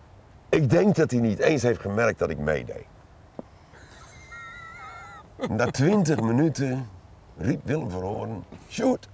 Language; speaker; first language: Dutch; native; Dutch